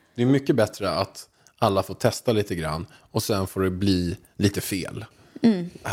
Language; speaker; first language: Swedish; native; Swedish